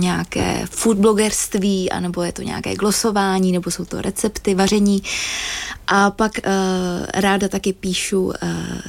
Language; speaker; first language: Czech; native; Czech